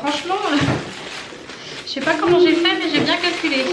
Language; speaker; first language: French; native; French